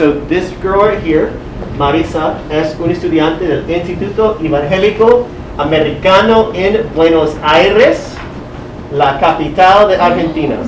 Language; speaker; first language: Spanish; non-native, fluent; English